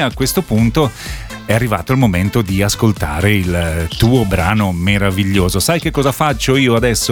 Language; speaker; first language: Italian; native; Italian